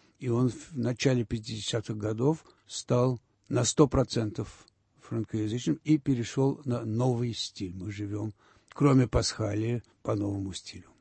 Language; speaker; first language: Russian; early bilingual, heritage; Russian